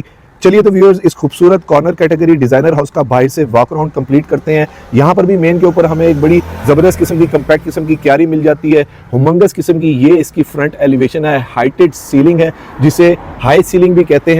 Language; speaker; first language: Urdu; native; Urdu